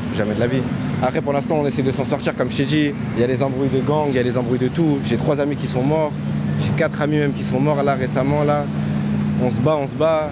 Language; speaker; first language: French; native; French